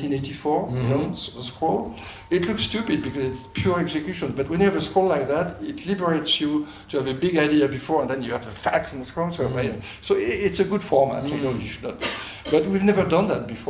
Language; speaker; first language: English; non-native, fluent; French